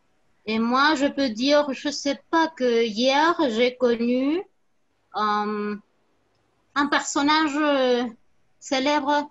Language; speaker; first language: French; non-native, fluent; Spanish